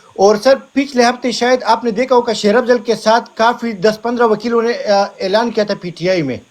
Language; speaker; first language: Urdu; non-native, local second language; Pashto